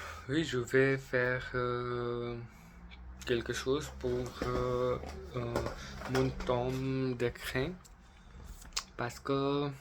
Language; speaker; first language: French; non-native, learner; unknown